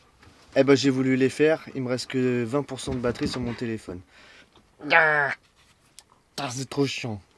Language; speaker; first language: French; native; French